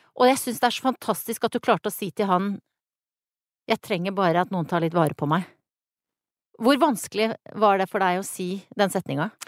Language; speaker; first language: Norwegian; native; Norwegian